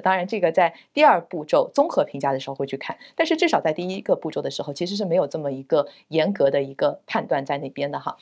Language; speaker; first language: Chinese; native; Chinese